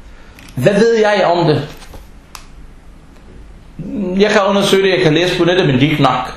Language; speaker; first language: Danish; non-native, fluent; Arabic